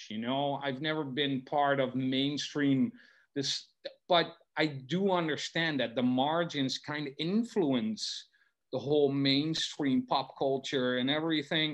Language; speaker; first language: English; non-native, fluent; Dutch